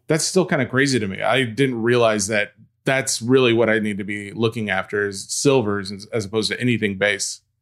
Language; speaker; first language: English; native; English